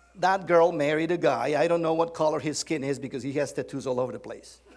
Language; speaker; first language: English; non-native, fluent; Spanish